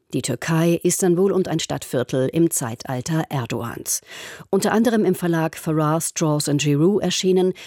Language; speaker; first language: German; native; German